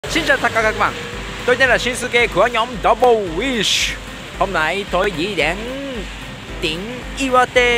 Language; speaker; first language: Vietnamese; non-native, learner; Japanese